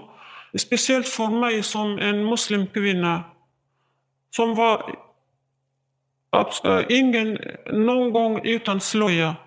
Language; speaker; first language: Swedish; non-native, learner; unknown